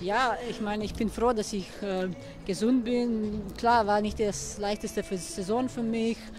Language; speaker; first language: German; early bilingual, other home language; Serbian